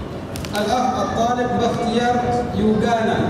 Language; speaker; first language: Arabic; non-native, fluent; Indonesian